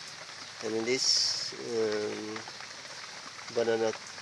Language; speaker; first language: English; non-native, learner; Indonesian